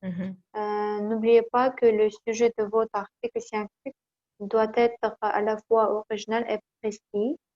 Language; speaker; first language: French; non-native, learner; Kazakh